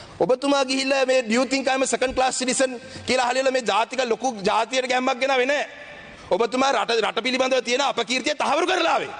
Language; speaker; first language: Sinhala; non-native, local second language; Tamil